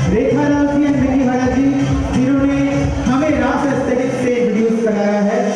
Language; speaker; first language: Hindi; native; Hindi